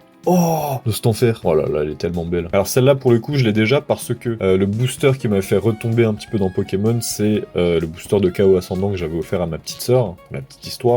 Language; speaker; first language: French; native; French